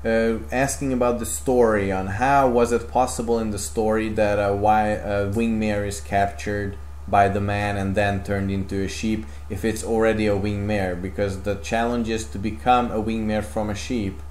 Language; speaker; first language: English; non-native, fluent; Hungarian